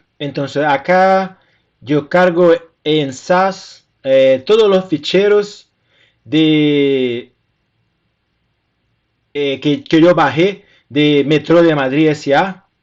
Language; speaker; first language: Spanish; non-native, fluent; Portuguese